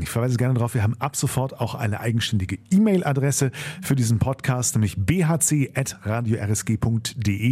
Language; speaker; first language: German; native; German